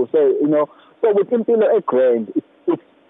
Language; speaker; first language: English; non-native, local second language; Zulu